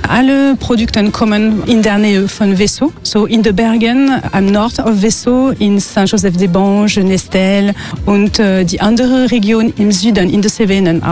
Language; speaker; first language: German; non-native, learner; French